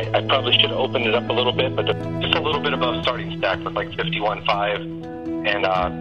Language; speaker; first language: English; native; English